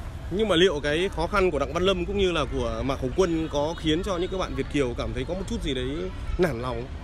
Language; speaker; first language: Vietnamese; native; Vietnamese